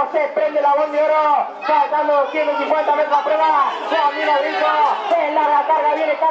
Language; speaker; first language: Spanish; native; Spanish